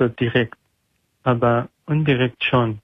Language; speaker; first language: German; non-native, learner; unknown